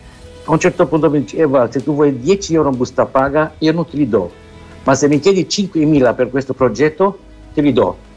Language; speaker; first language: Italian; non-native, fluent; Romanian